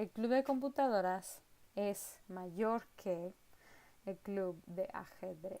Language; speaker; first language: Spanish; non-native, fluent; English